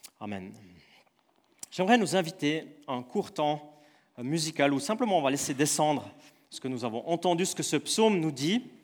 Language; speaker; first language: French; native; French